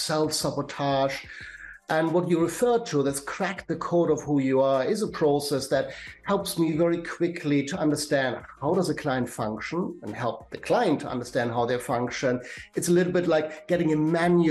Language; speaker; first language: English; non-native, fluent; German